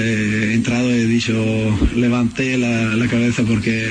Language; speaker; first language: Spanish; non-native, fluent; Italian